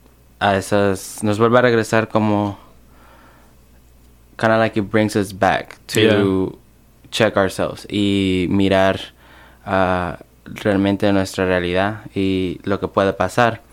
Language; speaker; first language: Spanish; early bilingual, other home language; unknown